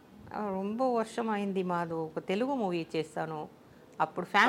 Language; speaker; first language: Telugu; non-native, local second language; Tamil